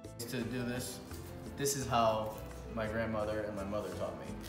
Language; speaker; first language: English; early bilingual, other home language; Spanish